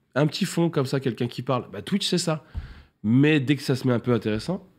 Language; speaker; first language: French; native; French